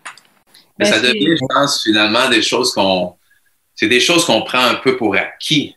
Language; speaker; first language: French; native; French